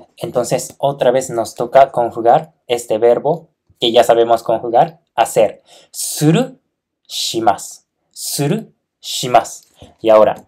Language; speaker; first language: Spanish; non-native, fluent; Japanese